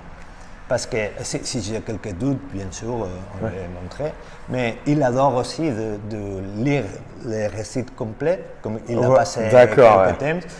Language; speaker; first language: French; non-native, learner; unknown